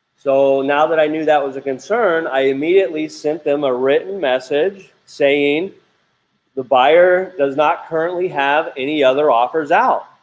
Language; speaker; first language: English; native; English